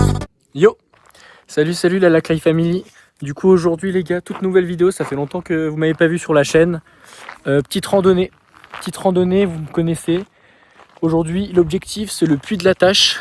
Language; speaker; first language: French; native; French